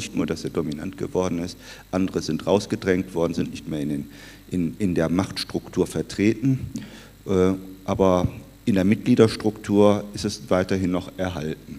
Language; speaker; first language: German; native; German